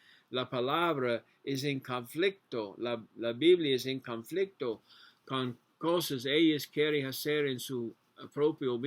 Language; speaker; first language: Spanish; non-native, learner; English